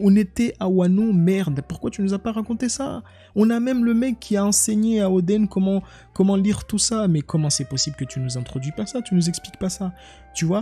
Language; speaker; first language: French; native; French